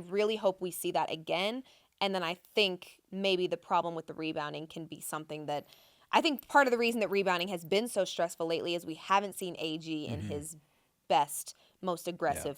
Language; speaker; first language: English; native; English